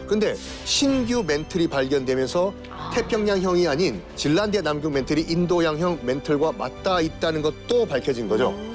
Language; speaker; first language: Korean; native; Korean